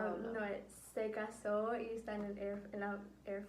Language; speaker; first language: Spanish; early bilingual, heritage; Spanish